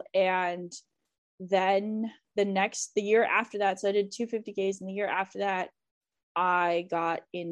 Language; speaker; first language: English; native; English